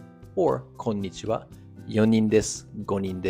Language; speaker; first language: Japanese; non-native, fluent; English